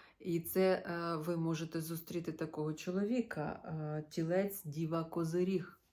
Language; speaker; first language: Ukrainian; non-native, local second language; Russian